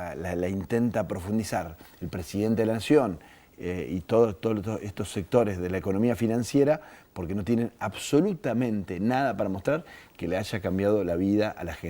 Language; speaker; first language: Spanish; native; Spanish